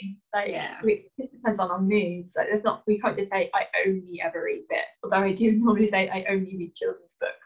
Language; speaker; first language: English; native; English